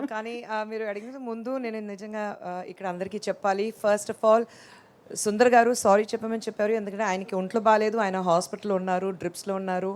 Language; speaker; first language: Telugu; non-native, fluent; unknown